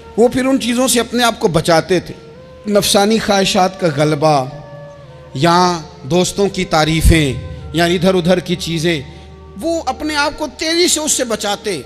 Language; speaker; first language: Urdu; non-native, local second language; Punjabi